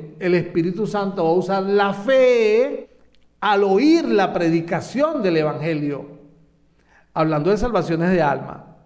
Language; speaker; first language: Spanish; native; Spanish